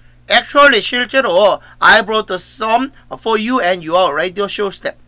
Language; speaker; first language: English; non-native, fluent; Korean